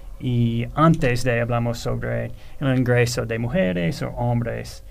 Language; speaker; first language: Spanish; non-native, fluent; English